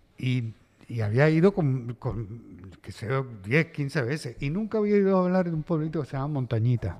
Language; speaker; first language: Spanish; native; Spanish